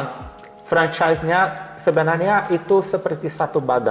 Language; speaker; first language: Indonesian; non-native, learner; Portuguese